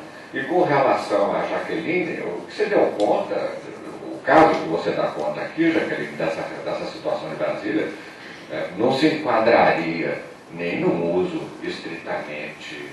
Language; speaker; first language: Portuguese; native; Portuguese